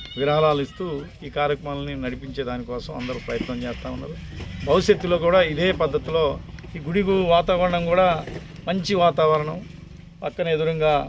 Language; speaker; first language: Telugu; native; Telugu